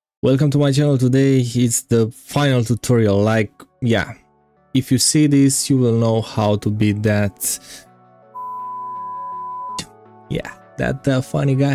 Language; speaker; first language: English; non-native, fluent; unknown